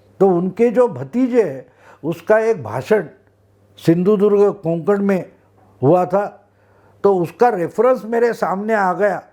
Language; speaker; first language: Hindi; non-native, local second language; Marathi